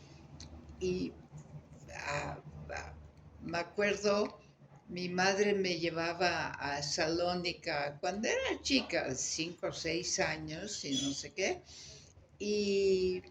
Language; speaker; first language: Spanish; native; Spanish